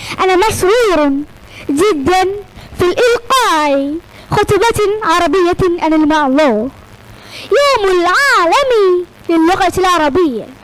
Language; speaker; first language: Arabic; non-native, learner; Malayalam